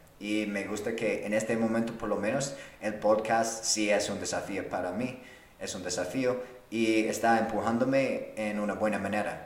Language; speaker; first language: Spanish; non-native, fluent; English